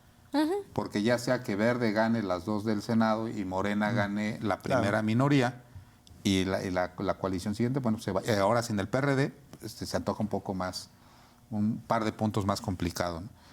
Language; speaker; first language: Spanish; native; Spanish